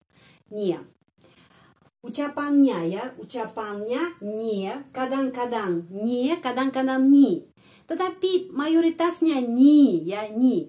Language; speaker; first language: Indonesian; non-native, fluent; Russian